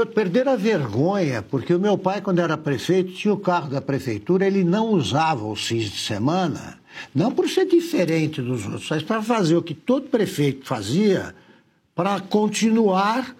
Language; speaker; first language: Portuguese; native; Portuguese